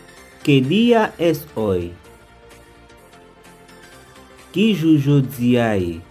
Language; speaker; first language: Spanish; non-native, learner; Haitian Creole